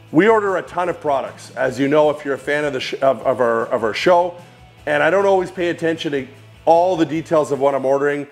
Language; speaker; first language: English; native; English